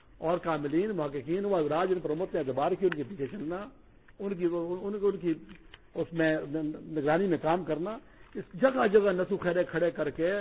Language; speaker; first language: Urdu; non-native, local second language; Pashto